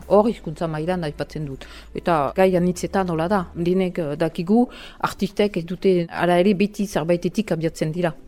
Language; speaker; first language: Basque; non-native, local second language; French